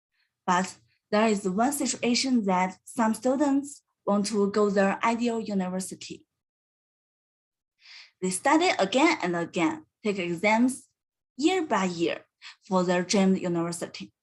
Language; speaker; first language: English; non-native, learner; Chinese